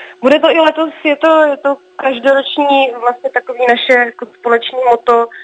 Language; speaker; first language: Czech; native; Czech